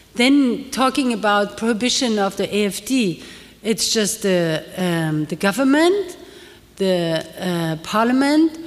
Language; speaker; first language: English; non-native, fluent; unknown